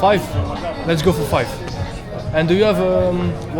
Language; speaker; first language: English; non-native, learner; French